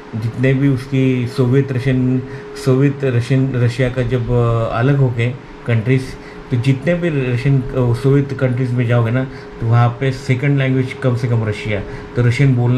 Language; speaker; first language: Hindi; non-native, local second language; Marathi